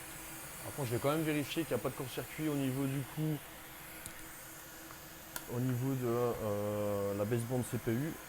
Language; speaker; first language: French; native; French